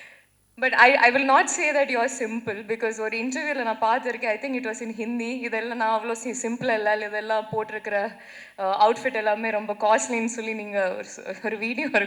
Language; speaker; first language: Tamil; non-native, fluent; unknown